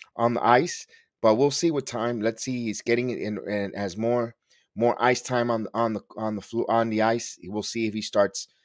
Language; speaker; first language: English; early bilingual, other home language; Spanish